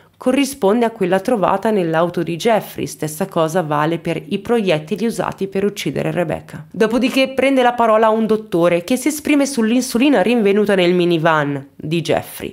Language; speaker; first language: Italian; native; Italian